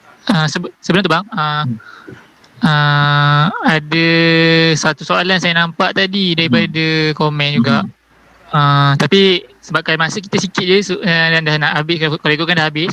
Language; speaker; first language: Malay; native; Malay